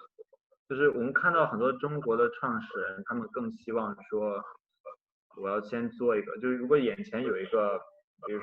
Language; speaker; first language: Chinese; native; Chinese